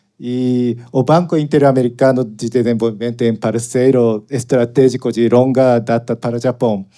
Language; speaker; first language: Portuguese; non-native, learner; Japanese